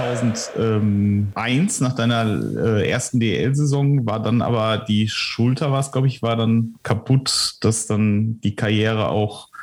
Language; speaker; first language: German; native; German